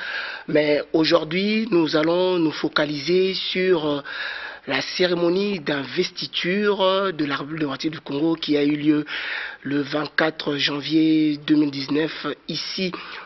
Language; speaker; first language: French; non-native, local second language; Lingala